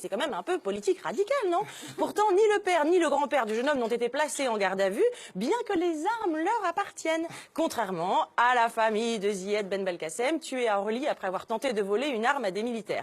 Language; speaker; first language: French; native; French